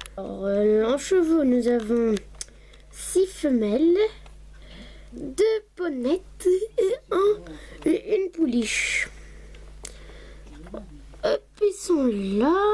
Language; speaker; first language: French; native; French